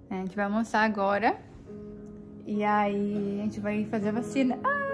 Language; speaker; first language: Portuguese; native; Portuguese